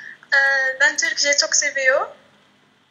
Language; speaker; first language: Turkish; non-native, learner; Arabic